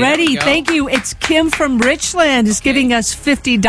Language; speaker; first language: English; native; English